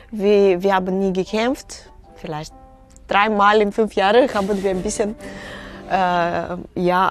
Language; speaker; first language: German; non-native, fluent; Russian